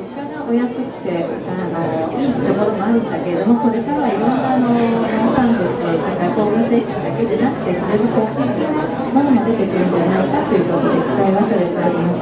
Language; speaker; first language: Japanese; native; Japanese